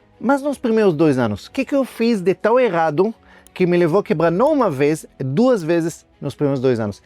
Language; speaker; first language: Portuguese; non-native, fluent; Hebrew